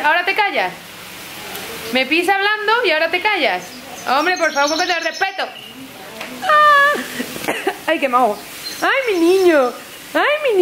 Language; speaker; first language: Spanish; native; Spanish